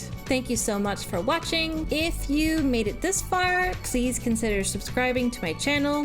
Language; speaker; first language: English; native; English